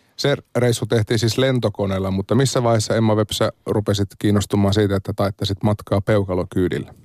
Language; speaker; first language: Finnish; native; Finnish